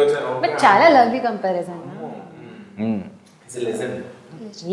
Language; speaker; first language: Telugu; non-native, learner; Hindi